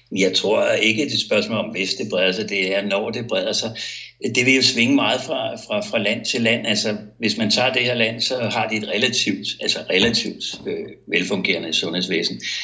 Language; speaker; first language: Danish; native; Danish